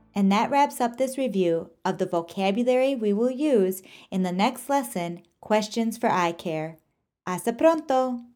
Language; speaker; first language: English; native; English